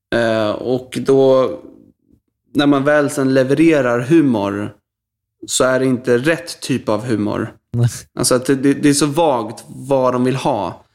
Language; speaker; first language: Swedish; native; Swedish